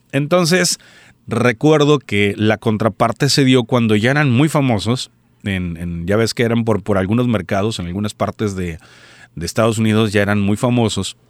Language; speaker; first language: Spanish; native; Spanish